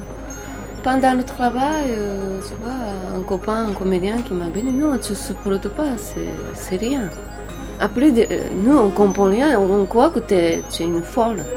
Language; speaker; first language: French; non-native, learner; Japanese